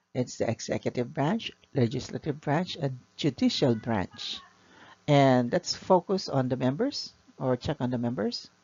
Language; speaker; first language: English; non-native, local second language; Filipino